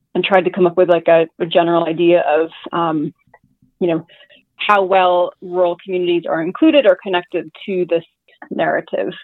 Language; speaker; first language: English; native; English